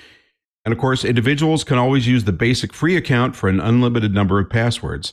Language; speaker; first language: English; native; English